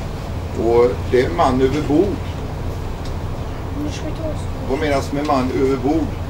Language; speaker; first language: Swedish; native; Swedish